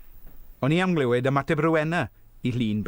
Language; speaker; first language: Welsh; native; Welsh